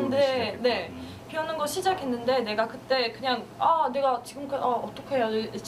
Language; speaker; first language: Korean; non-native, learner; Albanian